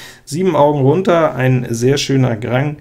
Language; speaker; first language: German; native; German